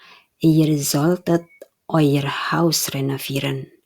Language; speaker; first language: German; non-native, fluent; Indonesian